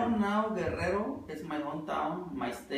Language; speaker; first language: English; non-native, learner; Spanish